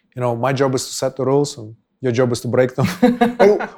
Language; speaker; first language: English; non-native, fluent; Russian